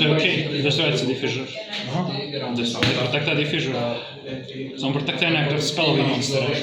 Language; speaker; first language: Bosnian; native; Bosnian